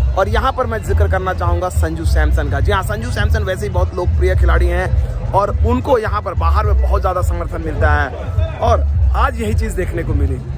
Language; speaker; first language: Hindi; native; Hindi